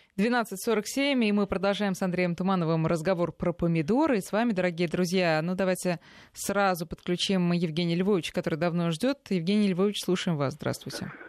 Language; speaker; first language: Russian; native; Russian